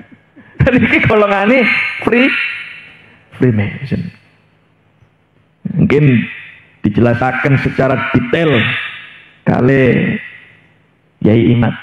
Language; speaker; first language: Indonesian; native; Indonesian